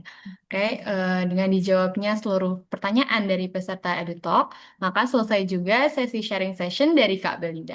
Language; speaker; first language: Indonesian; native; Indonesian